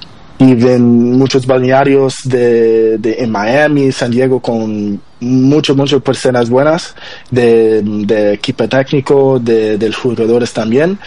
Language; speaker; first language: Spanish; non-native, learner; Portuguese